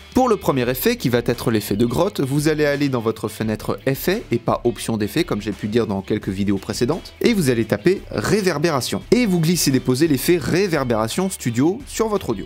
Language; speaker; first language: French; native; French